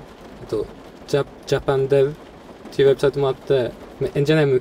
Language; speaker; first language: Japanese; non-native, fluent; Norwegian